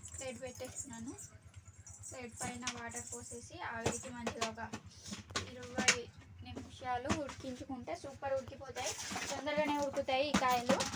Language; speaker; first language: Telugu; non-native, local second language; Marathi